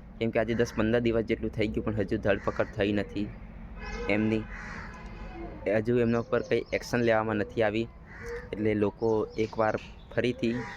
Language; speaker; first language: Gujarati; non-native, local second language; Bhili